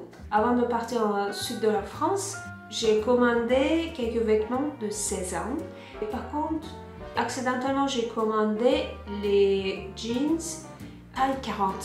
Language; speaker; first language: French; non-native, fluent; Turkish